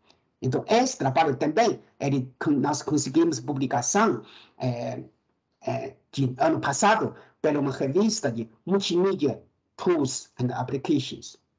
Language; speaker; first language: Portuguese; non-native, fluent; Chinese